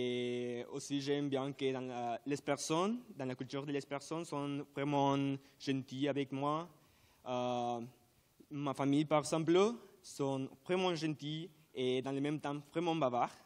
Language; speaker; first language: French; non-native, learner; Spanish